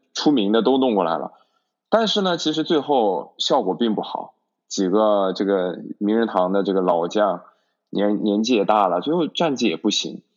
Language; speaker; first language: Chinese; native; Chinese